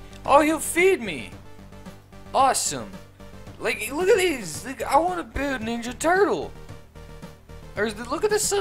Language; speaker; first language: English; native; English